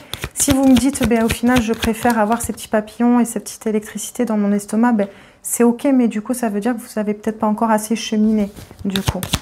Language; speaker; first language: French; native; French